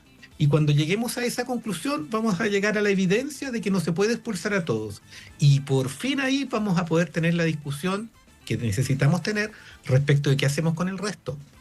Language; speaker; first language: Spanish; native; Spanish